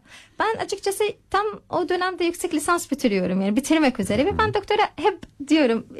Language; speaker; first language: Turkish; non-native, fluent; Arabic